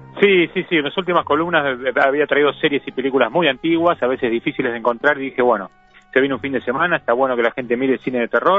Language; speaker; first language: Spanish; native; Spanish